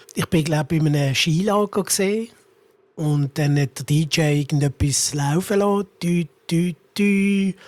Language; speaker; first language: German; early bilingual, other home language; Italian